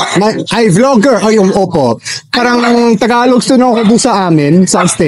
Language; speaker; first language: Filipino; non-native, learner; English